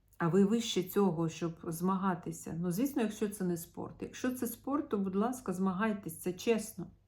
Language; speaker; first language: Ukrainian; non-native, local second language; Russian